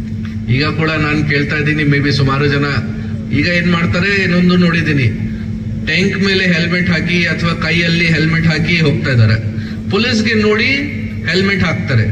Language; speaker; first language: Kannada; non-native, fluent; Hindi